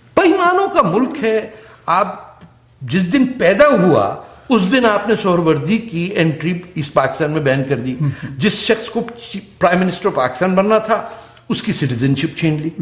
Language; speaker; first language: Urdu; non-native, local second language; Punjabi